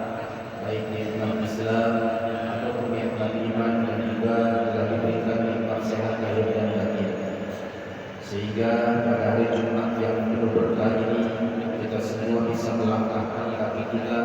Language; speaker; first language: Indonesian; native; Indonesian